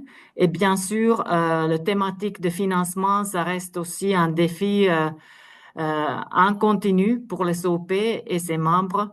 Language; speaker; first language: French; non-native, fluent; Finnish